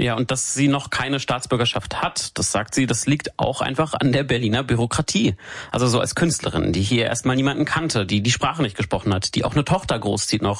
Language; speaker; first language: German; native; German